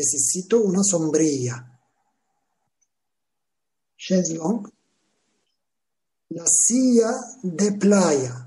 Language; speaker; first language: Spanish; non-native, learner; Turkish